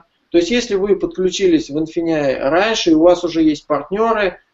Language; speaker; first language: Russian; native; Russian